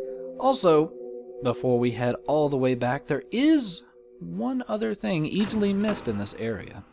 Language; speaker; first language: English; native; English